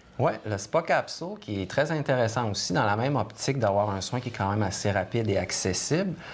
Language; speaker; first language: French; native; French